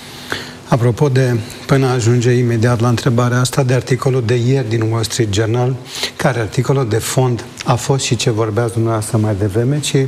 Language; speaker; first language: Romanian; native; Romanian